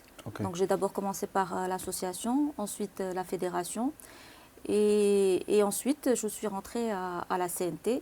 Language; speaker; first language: French; non-native, local second language; Arabic